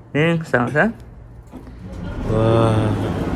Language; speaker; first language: Korean; non-native, learner; Thai